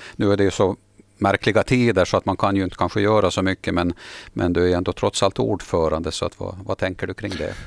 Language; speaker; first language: Swedish; native; Swedish